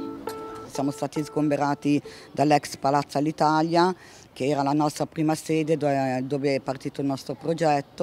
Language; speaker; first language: Italian; native; Italian